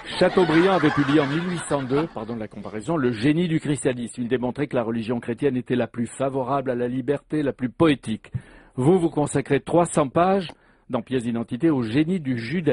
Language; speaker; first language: French; native; French